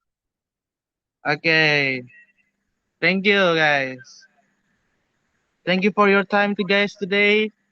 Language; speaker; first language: English; non-native, learner; Indonesian